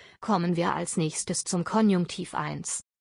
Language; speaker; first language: German; native; German